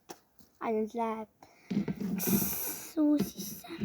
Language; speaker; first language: Estonian; non-native, local second language; Russian